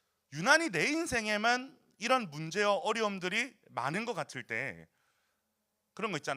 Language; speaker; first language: Korean; native; Korean